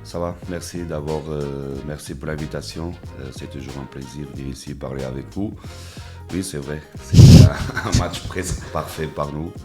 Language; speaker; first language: French; non-native, fluent; Portuguese